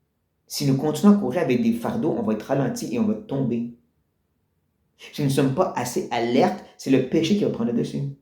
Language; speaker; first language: French; native; French